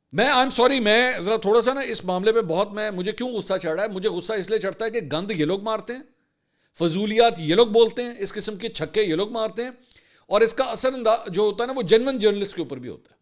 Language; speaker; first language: Urdu; native; Urdu